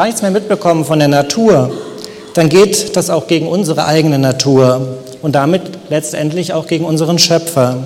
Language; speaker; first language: German; native; German